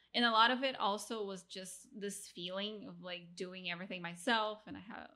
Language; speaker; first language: English; non-native, fluent; Portuguese